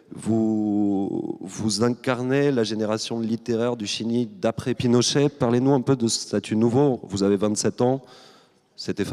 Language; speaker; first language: French; native; French